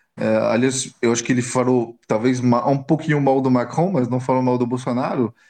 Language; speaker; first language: Portuguese; non-native, fluent; French